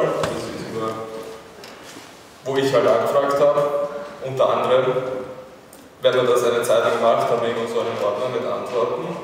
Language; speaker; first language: German; native; German